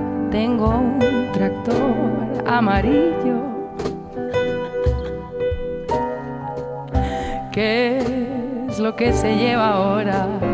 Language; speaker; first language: Spanish; native; Spanish